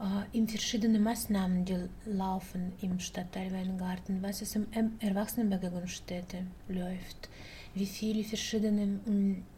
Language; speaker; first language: German; non-native, learner; Russian